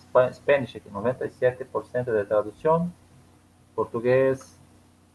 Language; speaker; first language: Spanish; non-native, learner; Portuguese